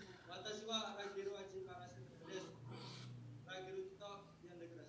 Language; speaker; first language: Japanese; non-native, learner; Indonesian